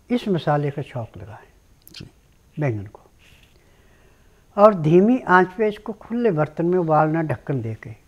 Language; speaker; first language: Hindi; native; Hindi